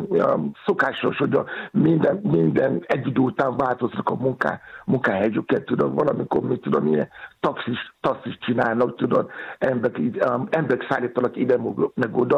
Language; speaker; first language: Hungarian; non-native, learner; Yoruba